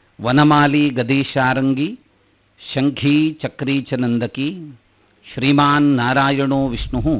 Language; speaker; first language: Kannada; non-native, local second language; Tulu